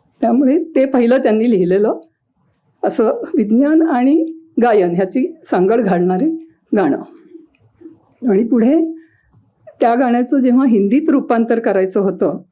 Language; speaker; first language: Marathi; native; Marathi